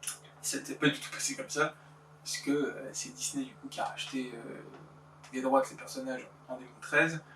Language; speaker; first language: French; native; French